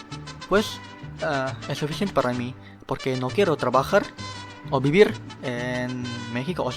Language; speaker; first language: Spanish; non-native, learner; Indonesian